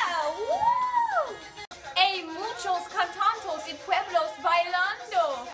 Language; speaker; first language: Spanish; non-native, learner; English